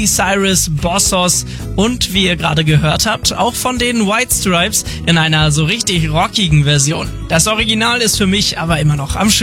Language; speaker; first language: German; native; German